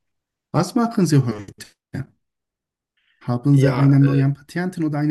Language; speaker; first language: German; non-native, learner; Turkish